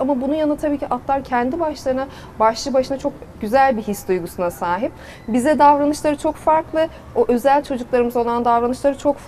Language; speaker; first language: Turkish; native; Turkish